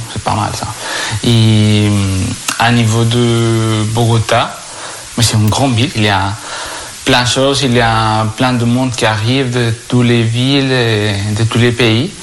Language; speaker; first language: French; non-native, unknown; Spanish